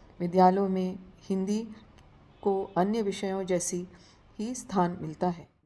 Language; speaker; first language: Hindi; native; Hindi